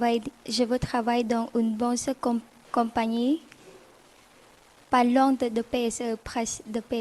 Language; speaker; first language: French; non-native, learner; Khmer